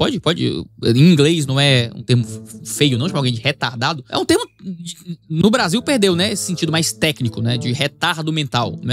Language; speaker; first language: Portuguese; native; Portuguese